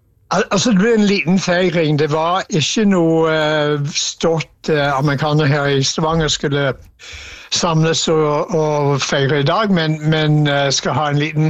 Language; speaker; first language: Norwegian; non-native, fluent; English